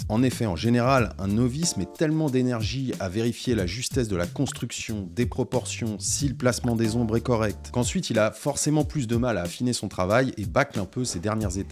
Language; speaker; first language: French; native; French